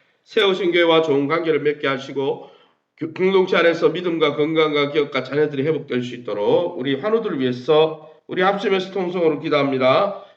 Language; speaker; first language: Korean; native; Korean